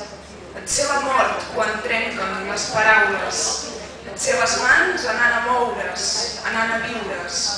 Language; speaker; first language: Catalan; native; Catalan